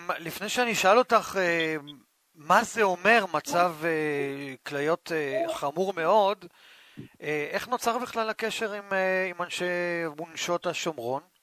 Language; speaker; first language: Hebrew; native; Hebrew